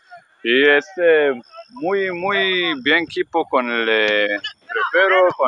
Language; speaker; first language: Spanish; non-native, learner; Hebrew